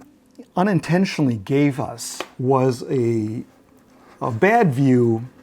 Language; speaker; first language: English; native; English